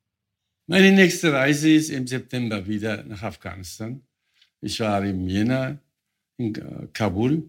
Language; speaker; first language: German; non-native, fluent; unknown